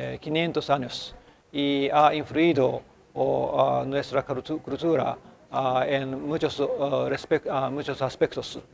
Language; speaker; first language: Spanish; non-native, learner; Japanese